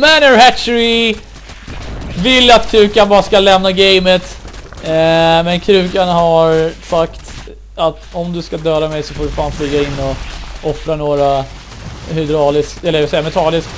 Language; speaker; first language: Swedish; native; Swedish